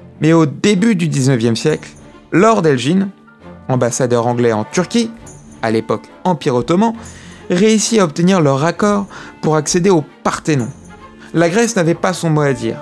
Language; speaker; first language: French; native; French